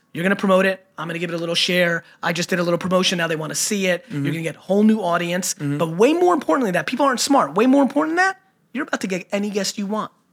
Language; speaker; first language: English; early bilingual, other home language; Russian